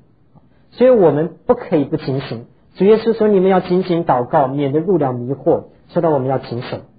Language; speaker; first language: Chinese; native; Chinese